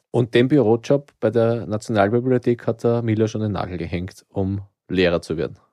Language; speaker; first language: German; native; German